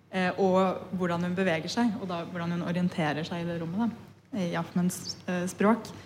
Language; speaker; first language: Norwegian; early bilingual, other home language; Punjabi